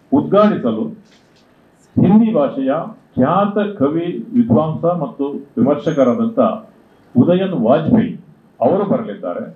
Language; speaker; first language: Kannada; non-native, local second language; Konkani